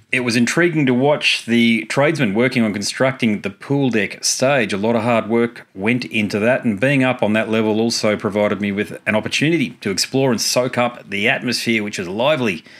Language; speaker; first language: English; native; English